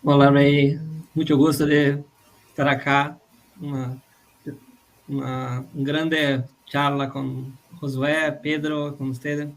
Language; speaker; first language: Spanish; non-native, fluent; Portuguese